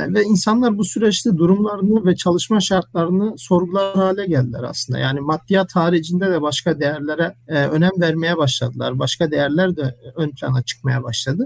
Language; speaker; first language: Turkish; early bilingual, heritage; Turkish